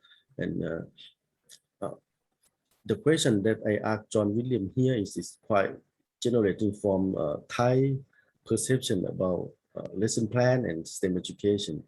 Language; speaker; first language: English; non-native, learner; Thai